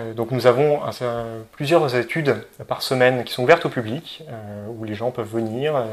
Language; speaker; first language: French; native; French